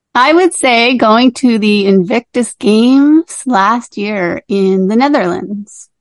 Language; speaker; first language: English; native; English